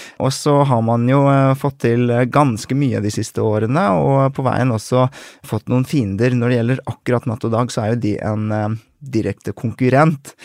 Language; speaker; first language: Norwegian; early bilingual, other home language; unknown